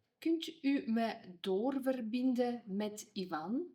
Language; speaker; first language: Dutch; non-native, fluent; Ukrainian